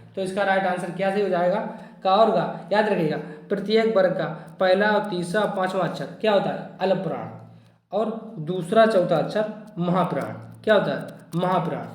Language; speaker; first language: Hindi; native; Hindi